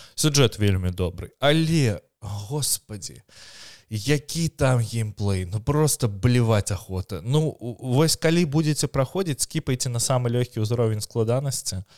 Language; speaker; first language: Belarusian; non-native, local second language; Russian